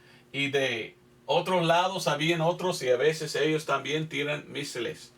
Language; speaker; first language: Spanish; non-native, fluent; English